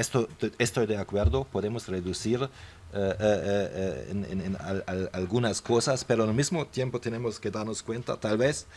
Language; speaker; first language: Spanish; non-native, fluent; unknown